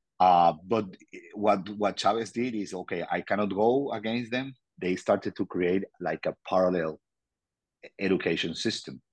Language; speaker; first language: English; non-native, fluent; Spanish